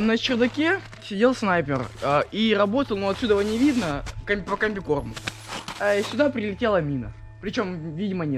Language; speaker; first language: Russian; native; Russian